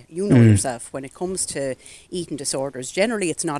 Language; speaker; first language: English; native; English